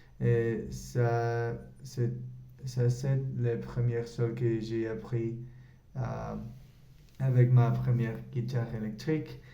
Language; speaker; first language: French; non-native, learner; Spanish